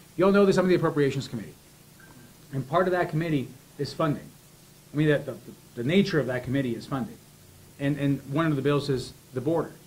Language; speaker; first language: English; early bilingual, other home language; Spanish